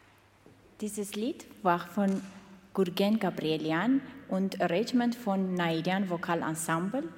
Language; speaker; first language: German; non-native, fluent; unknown